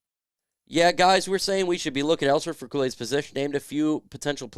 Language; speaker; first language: English; native; English